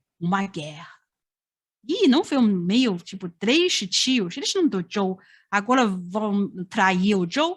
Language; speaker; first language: Portuguese; non-native, fluent; Chinese